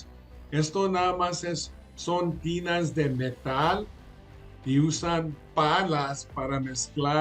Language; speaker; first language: Spanish; early bilingual, other home language; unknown